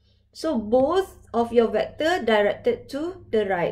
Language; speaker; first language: English; non-native, local second language; Malay